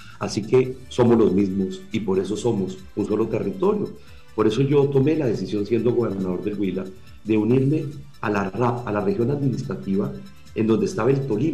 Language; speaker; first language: Spanish; native; Spanish